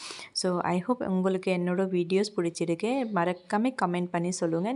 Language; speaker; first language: Tamil; non-native, learner; Assamese